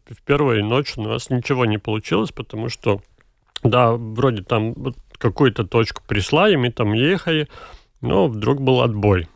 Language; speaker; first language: Russian; non-native, local second language; Latvian